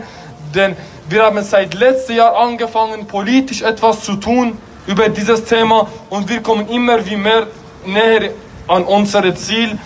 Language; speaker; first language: German; non-native, fluent; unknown